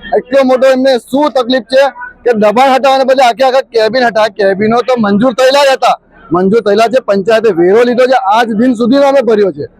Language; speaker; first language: Gujarati; native; Gujarati